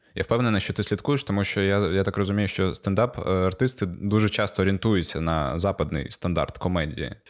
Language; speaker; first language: Ukrainian; native; Ukrainian